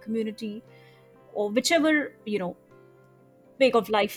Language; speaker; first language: English; non-native, local second language; Bangla